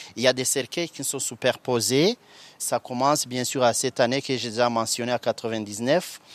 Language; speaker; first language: French; non-native, local second language; Kinyarwanda